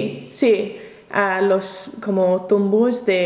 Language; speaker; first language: Spanish; non-native, learner; English